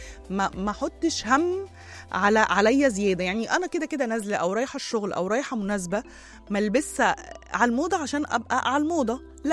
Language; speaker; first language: Arabic; native; Arabic